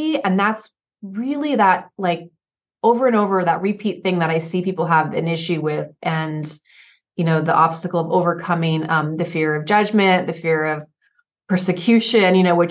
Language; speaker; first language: English; native; English